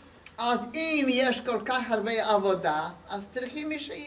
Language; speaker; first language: Hebrew; non-native, fluent; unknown